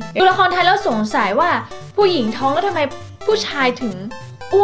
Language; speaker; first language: Thai; native; Thai